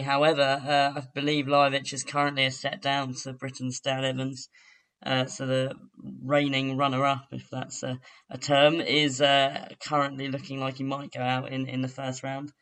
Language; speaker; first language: English; native; English